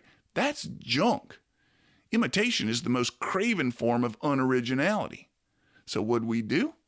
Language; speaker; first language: English; native; English